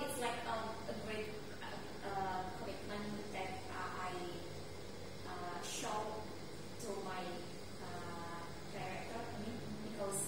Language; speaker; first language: English; non-native, learner; Indonesian